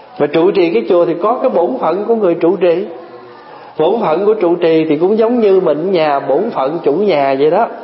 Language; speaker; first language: Vietnamese; early bilingual, other home language; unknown